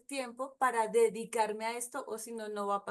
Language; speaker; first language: Spanish; native; Spanish